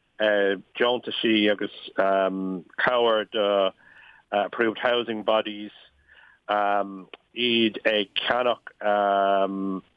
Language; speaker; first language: Irish; non-native, local second language; English